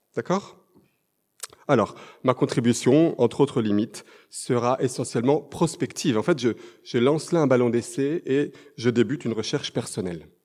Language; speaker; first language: French; native; French